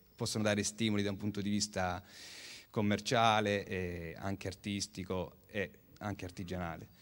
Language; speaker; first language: Italian; native; Italian